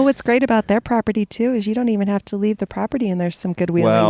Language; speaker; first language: English; native; English